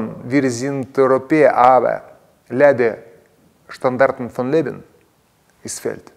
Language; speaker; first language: German; non-native, learner; Russian